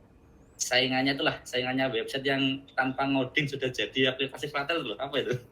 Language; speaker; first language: Indonesian; native; Indonesian